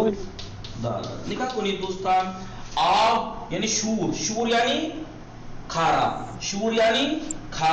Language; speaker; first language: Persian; non-native, fluent; Urdu